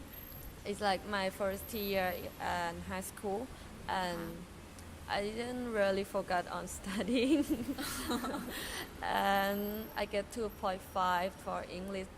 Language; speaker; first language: English; non-native, fluent; Thai